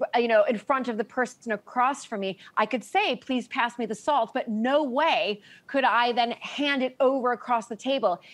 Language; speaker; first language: English; native; English